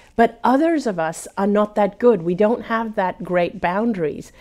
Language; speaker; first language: English; early bilingual, other home language; Hindi